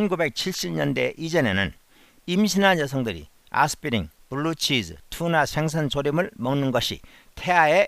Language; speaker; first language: Korean; native; Korean